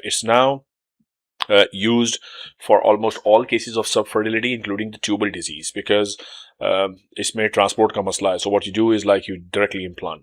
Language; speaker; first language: English; non-native, local second language; Urdu